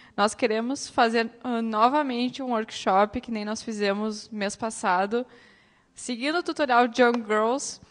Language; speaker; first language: Portuguese; native; Portuguese